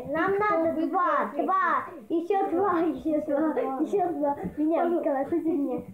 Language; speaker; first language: Russian; early bilingual, heritage; Russian